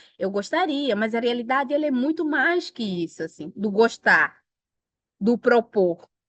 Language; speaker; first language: Portuguese; non-native, local second language; Upper Guinea Crioulo